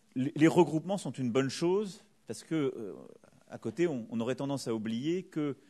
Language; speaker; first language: French; native; French